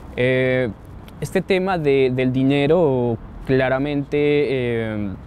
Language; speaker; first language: Spanish; native; Spanish